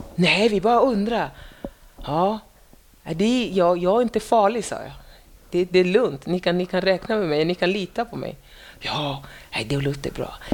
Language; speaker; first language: Swedish; non-native, fluent; French